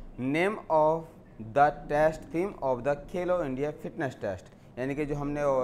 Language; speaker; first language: Hindi; native; Hindi